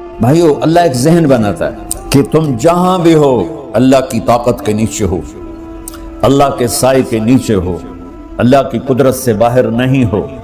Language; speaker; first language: Urdu; non-native, local second language; Punjabi